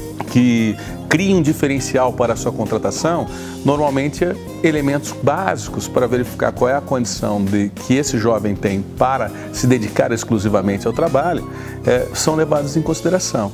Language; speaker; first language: Portuguese; native; Portuguese